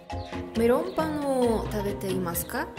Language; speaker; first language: Japanese; non-native, learner; Spanish